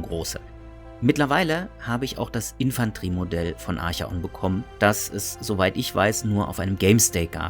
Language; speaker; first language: German; native; German